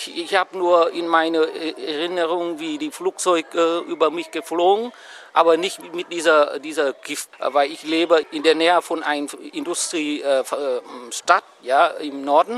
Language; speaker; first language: German; non-native, learner; Vietnamese